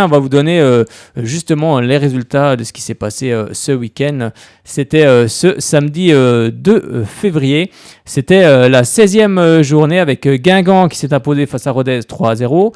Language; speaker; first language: French; native; French